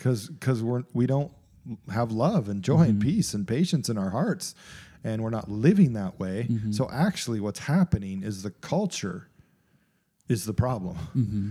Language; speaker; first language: English; native; English